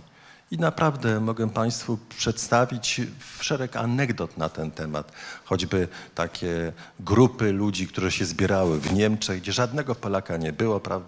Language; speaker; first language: Polish; native; Polish